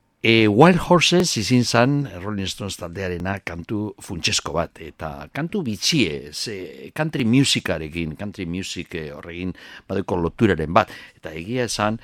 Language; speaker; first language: Basque; native; Basque